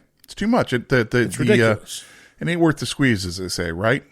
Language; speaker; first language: English; native; English